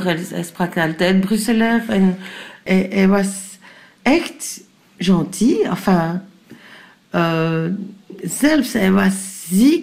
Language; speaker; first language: Dutch; non-native, local second language; French